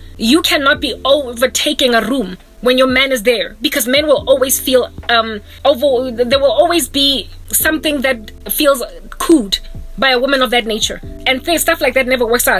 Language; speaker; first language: English; non-native, local second language; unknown